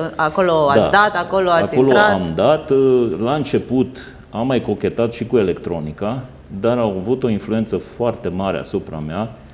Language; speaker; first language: Romanian; native; Romanian